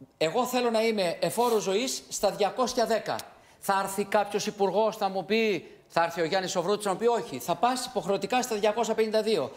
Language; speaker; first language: Greek; native; Greek